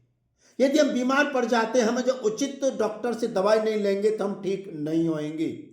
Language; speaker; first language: Hindi; native; Hindi